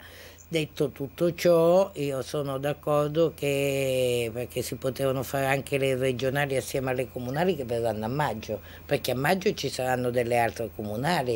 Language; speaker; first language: Italian; native; Italian